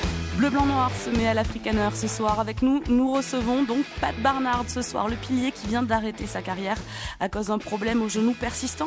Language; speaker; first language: French; native; French